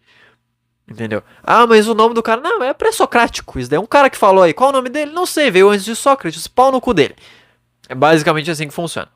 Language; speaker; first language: Portuguese; native; Portuguese